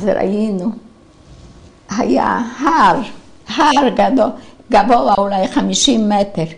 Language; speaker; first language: Hebrew; non-native, fluent; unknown